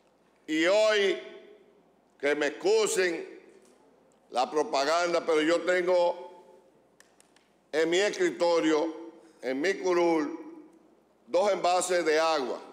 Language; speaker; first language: Spanish; native; Spanish